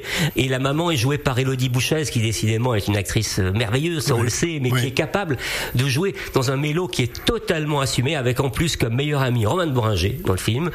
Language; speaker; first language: French; native; French